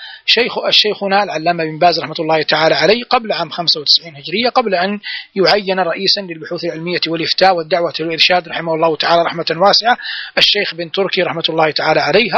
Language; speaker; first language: Arabic; native; Arabic